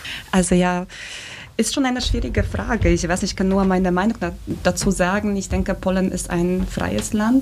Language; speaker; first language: German; early bilingual, other home language; Polish